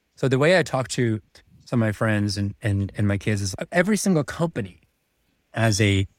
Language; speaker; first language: English; early bilingual, other home language; Czech